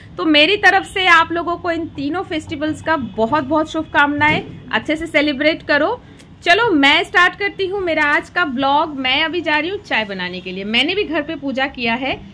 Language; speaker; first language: Hindi; native; Hindi